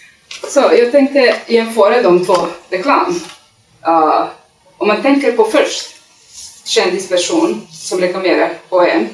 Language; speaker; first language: Swedish; non-native, learner; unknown